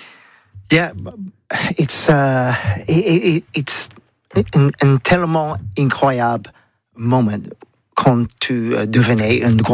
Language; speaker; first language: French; non-native, learner; English